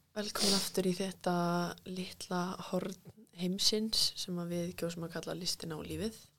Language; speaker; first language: Icelandic; native; Icelandic